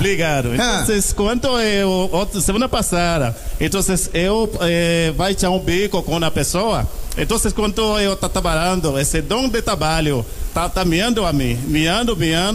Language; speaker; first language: Portuguese; non-native, learner; Haitian Creole